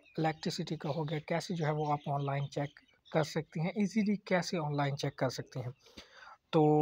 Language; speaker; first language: Urdu; native; Urdu